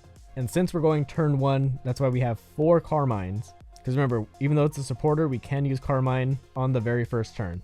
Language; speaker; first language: English; native; English